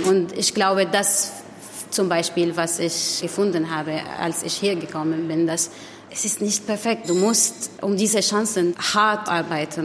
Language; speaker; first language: German; non-native, learner; Arabic